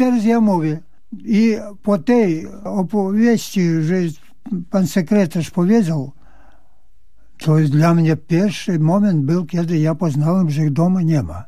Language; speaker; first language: Polish; early bilingual, heritage; Polish